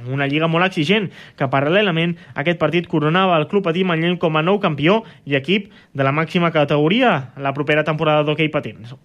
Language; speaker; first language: Catalan; native; Catalan